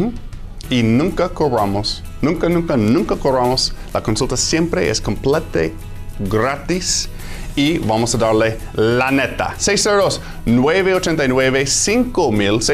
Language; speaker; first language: Spanish; non-native, fluent; English